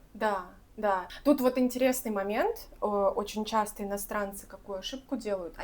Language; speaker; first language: Russian; native; Russian